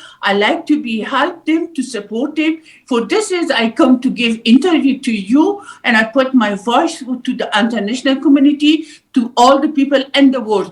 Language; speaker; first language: English; non-native, learner; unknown